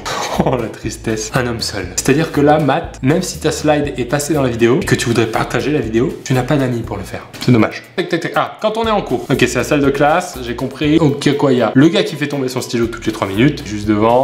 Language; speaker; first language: French; native; French